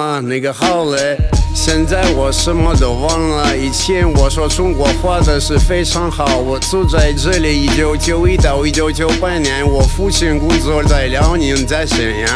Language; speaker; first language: Chinese; non-native, learner; Russian